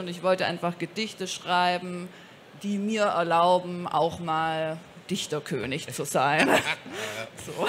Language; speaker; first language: German; native; German